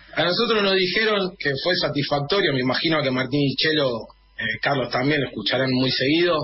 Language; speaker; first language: Spanish; native; Spanish